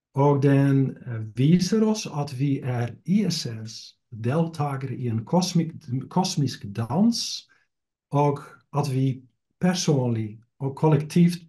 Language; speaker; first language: Norwegian; non-native, fluent; Dutch